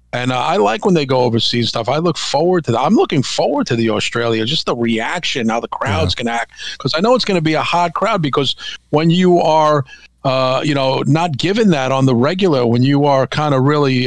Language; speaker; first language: English; native; English